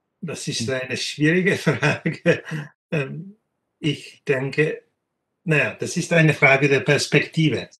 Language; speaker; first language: German; non-native, fluent; Czech